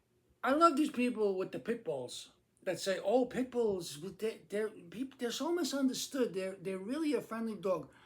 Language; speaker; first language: English; native; English